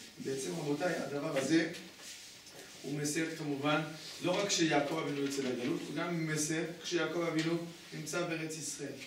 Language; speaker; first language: Hebrew; native; Hebrew